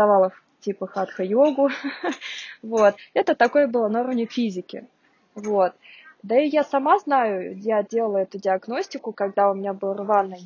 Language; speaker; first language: Russian; native; Russian